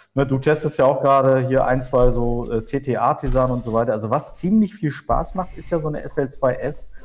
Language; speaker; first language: German; early bilingual, other home language; Turkish